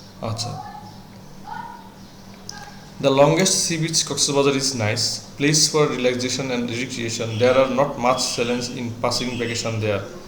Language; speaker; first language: English; non-native, local second language; Bangla